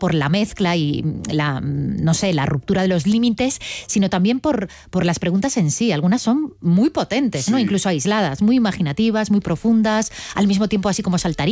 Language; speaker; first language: Spanish; native; Spanish